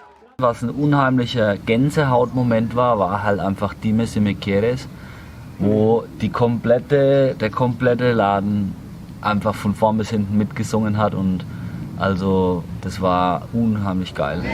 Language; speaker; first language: German; native; German